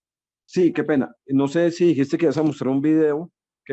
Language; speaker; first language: Spanish; native; Spanish